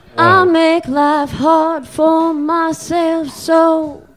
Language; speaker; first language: English; native; English